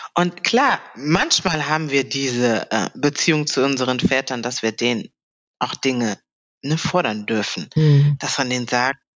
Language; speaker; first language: German; native; German